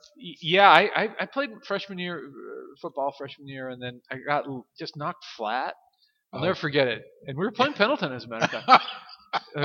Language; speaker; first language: English; native; English